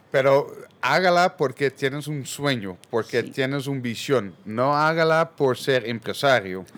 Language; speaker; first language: Spanish; non-native, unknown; Dutch